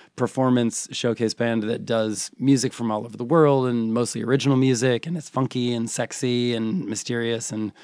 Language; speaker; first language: English; native; English